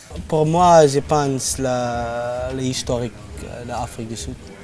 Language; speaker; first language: French; non-native, learner; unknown